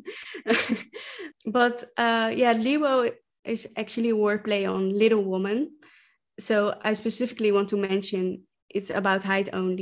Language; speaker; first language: English; non-native, fluent; Dutch